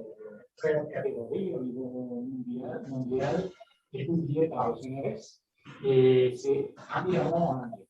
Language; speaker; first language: French; non-native, fluent; Spanish